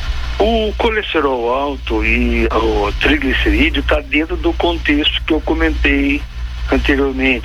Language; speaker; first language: Portuguese; native; Portuguese